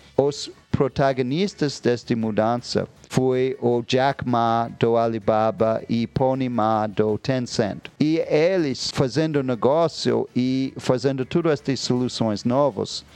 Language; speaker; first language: Portuguese; non-native, fluent; English